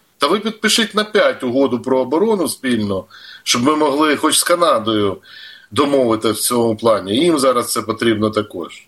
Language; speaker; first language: Ukrainian; native; Ukrainian